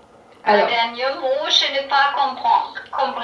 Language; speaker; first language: French; non-native, learner; German